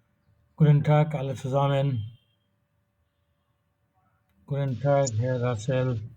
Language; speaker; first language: German; non-native, fluent; Bangla